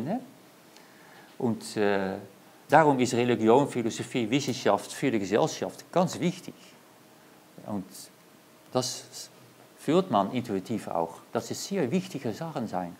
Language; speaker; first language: German; non-native, learner; Dutch